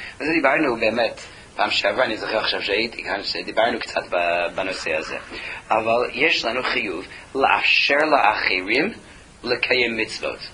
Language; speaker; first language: Hebrew; non-native, fluent; English